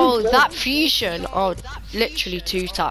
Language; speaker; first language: English; native; English